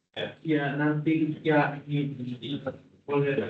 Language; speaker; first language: Indonesian; non-native, learner; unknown